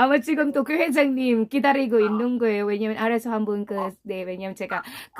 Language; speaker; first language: Korean; non-native, fluent; Filipino